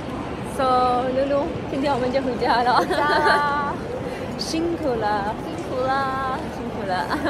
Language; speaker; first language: Chinese; non-native, fluent; Urdu